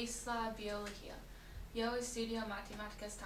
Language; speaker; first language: Spanish; non-native, learner; English